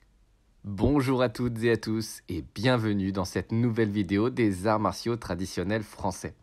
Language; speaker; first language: French; native; French